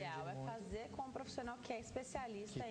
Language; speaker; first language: Portuguese; native; Portuguese